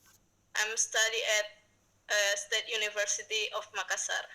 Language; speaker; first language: English; non-native, learner; Indonesian